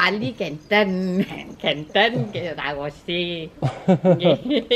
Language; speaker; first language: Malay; non-native, local second language; Balinese